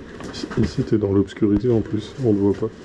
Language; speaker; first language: French; native; French